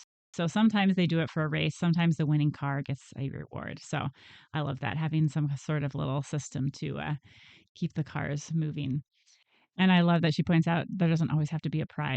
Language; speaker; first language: English; native; English